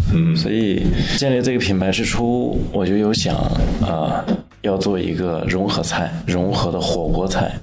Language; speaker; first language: Chinese; native; Chinese